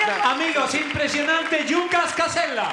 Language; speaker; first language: Spanish; native; Spanish